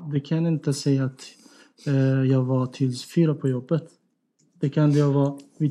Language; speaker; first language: Swedish; non-native, learner; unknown